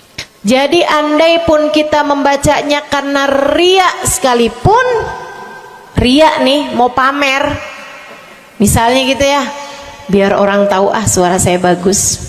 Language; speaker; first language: Indonesian; native; Indonesian